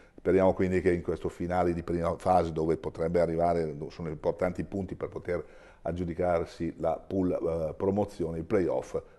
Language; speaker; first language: Italian; native; Italian